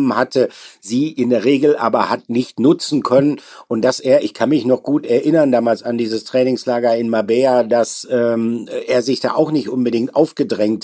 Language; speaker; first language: German; native; German